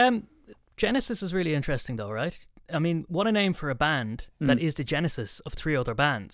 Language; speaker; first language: English; native; English